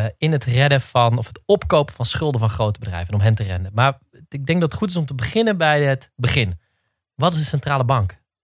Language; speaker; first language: Dutch; native; Dutch